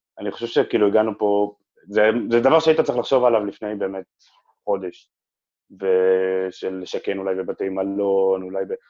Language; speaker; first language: Hebrew; native; Hebrew